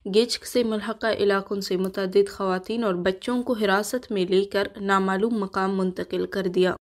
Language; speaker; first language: Urdu; non-native, local second language; Baluchi